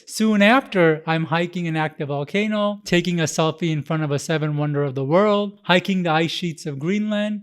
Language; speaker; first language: English; native; English